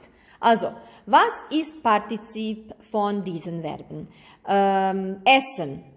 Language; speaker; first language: German; non-native, fluent; Croatian